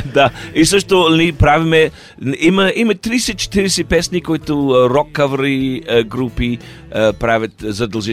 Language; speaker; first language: Bulgarian; non-native, learner; English